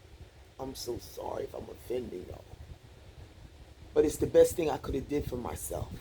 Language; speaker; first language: English; native; English